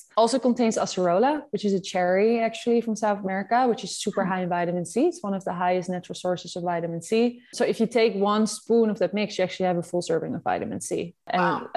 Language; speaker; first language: English; non-native, fluent; Dutch